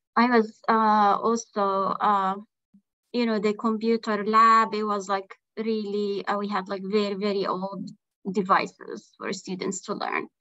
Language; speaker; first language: English; non-native, fluent; Arabic